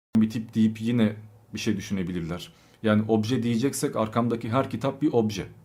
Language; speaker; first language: Turkish; early bilingual, other home language; Albanian